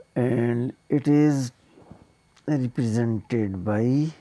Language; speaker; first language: English; non-native, local second language; Urdu